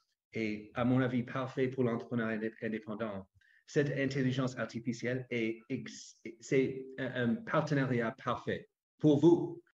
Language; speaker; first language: French; non-native, fluent; English